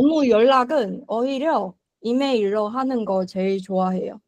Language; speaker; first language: Korean; non-native, learner; Chinese